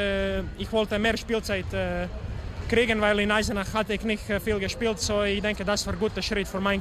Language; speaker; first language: German; non-native, learner; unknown